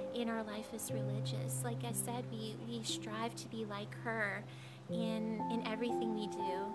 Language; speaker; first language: English; native; English